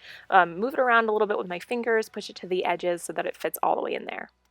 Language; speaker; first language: English; native; English